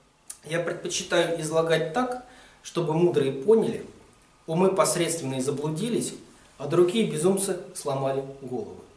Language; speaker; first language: Russian; native; Russian